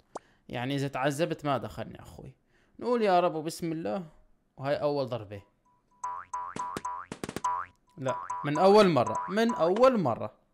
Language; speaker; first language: Arabic; native; Arabic